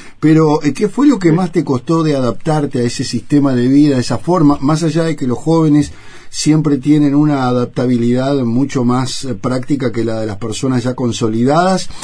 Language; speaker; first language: Spanish; native; Spanish